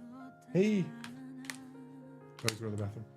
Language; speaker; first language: English; native; English